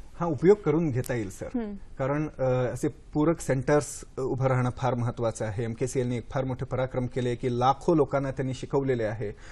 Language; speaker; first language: Marathi; non-native, local second language; Kannada